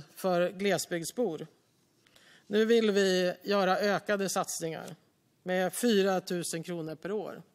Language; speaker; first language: Swedish; native; Swedish